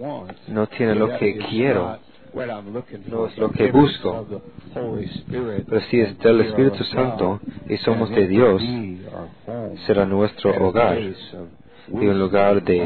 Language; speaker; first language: Spanish; non-native, fluent; English